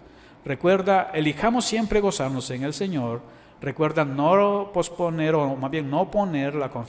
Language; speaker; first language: Spanish; native; Spanish